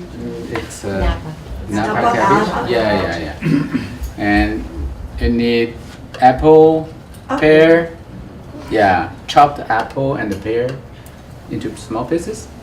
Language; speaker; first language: English; non-native, learner; Chinese